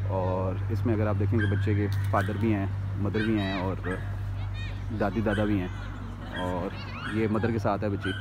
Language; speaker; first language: Urdu; non-native, local second language; Punjabi